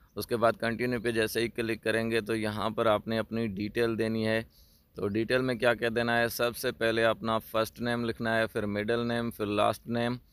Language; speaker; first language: Urdu; native; Urdu